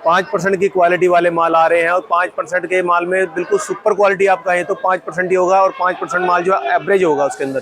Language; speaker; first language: Hindi; native; Hindi